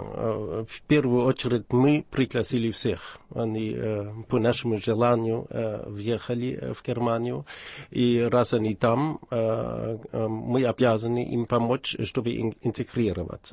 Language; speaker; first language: Russian; non-native, fluent; German